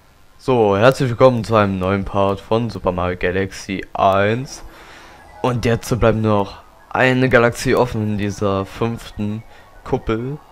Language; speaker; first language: German; native; German